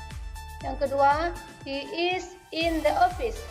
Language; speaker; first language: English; non-native, fluent; Indonesian